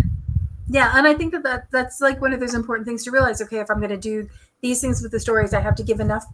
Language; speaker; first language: English; native; English